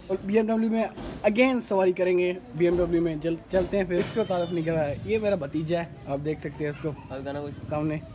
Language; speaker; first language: Urdu; non-native, local second language; Sindhi